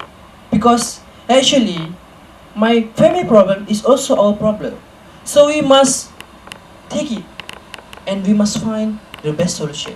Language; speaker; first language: English; non-native, local second language; Malay